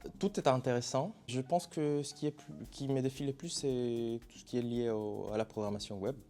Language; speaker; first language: French; non-native, fluent; Spanish